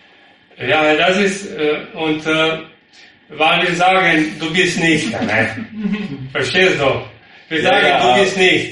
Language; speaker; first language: German; non-native, learner; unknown